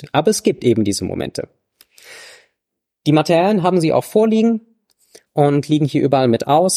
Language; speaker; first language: German; native; German